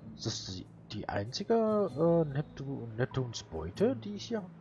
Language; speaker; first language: German; native; German